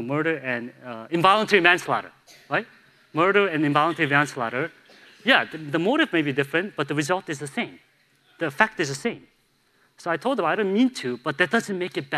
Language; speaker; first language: English; native; English